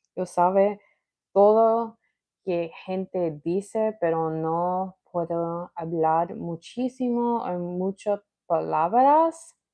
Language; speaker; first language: Spanish; non-native, learner; English